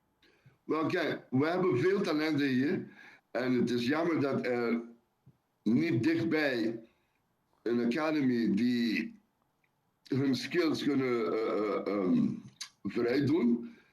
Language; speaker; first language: Dutch; non-native, local second language; Papiamento